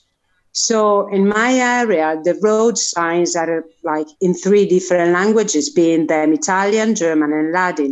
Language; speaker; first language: English; non-native, fluent; Italian